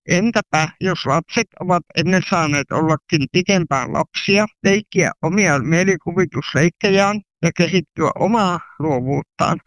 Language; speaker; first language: Finnish; native; Finnish